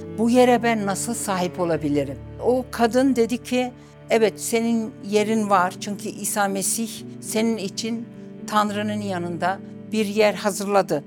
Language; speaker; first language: Turkish; non-native, local second language; Arabic